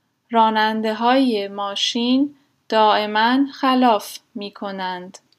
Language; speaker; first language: Persian; non-native, fluent; German